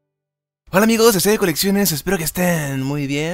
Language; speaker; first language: Spanish; native; Spanish